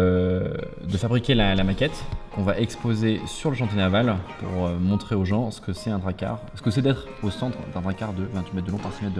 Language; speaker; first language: French; native; French